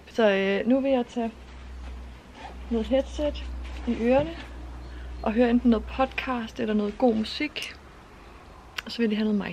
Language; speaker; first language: Danish; native; Danish